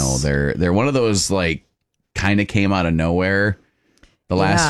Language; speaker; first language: English; native; English